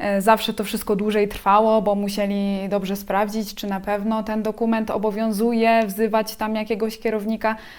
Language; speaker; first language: Polish; native; Polish